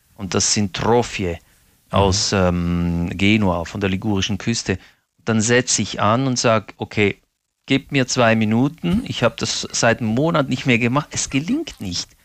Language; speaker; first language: German; native; German